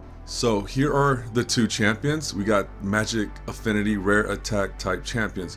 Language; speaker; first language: English; native; English